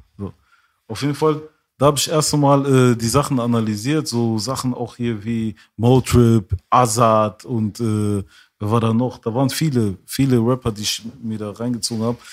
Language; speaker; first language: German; early bilingual, other home language; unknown